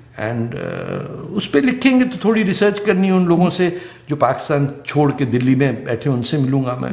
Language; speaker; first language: Urdu; non-native, local second language; Punjabi